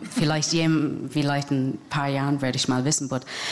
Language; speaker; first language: German; non-native, learner; English